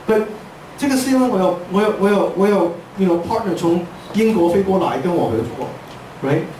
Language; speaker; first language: Chinese; early bilingual, heritage; English